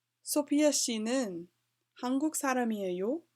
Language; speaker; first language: Korean; non-native, learner; English